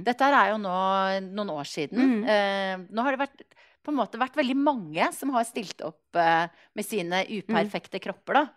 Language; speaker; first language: Norwegian; native; Norwegian